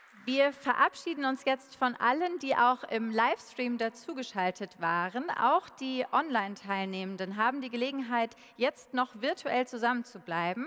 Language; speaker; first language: German; native; German